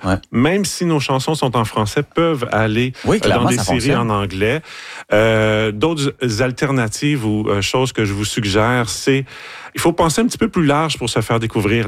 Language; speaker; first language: French; native; French